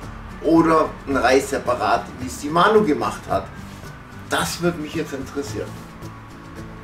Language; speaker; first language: German; native; German